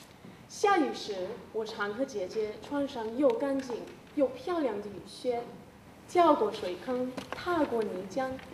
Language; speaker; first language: Chinese; non-native, learner; English